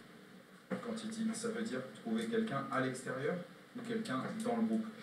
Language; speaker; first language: French; native; French